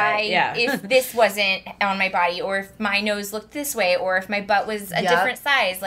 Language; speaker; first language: English; native; English